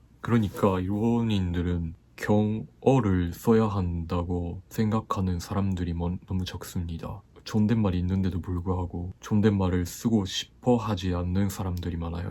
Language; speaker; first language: Korean; non-native, fluent; Japanese